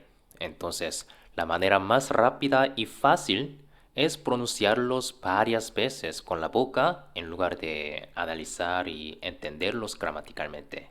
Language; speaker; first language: Spanish; non-native, fluent; Korean